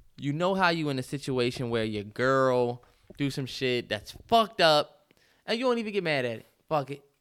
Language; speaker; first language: English; native; English